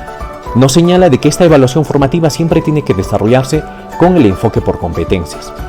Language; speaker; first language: Spanish; native; Spanish